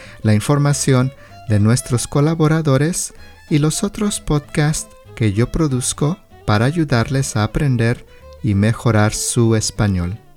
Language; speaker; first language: Spanish; non-native, fluent; English